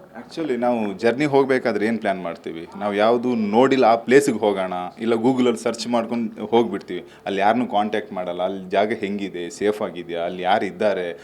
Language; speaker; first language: Kannada; non-native, local second language; Tulu